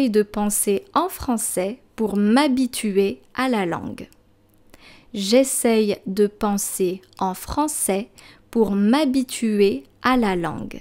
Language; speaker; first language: French; native; French